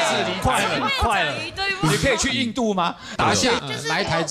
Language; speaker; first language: Chinese; native; Chinese